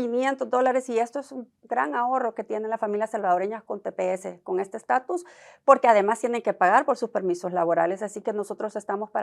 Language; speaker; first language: Spanish; native; Spanish